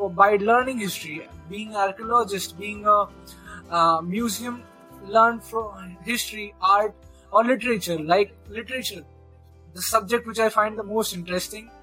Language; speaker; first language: English; non-native, local second language; Hindi